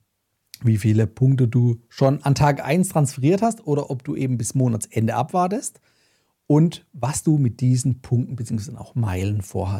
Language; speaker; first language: German; native; German